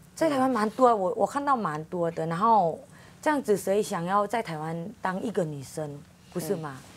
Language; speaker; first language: Chinese; non-native, fluent; Thai